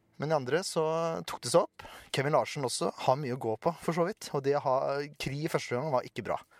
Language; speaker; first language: Norwegian; native; Norwegian